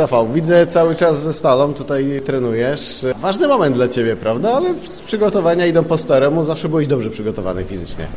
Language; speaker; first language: Polish; native; Polish